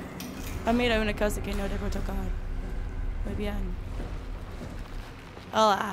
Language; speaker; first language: Spanish; non-native, learner; English